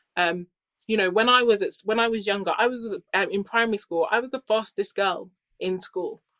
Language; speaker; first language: English; native; English